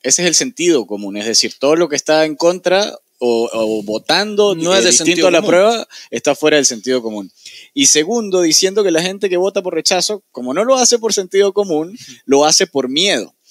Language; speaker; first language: Spanish; native; Spanish